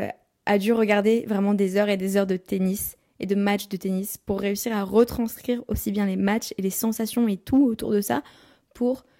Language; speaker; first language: French; native; French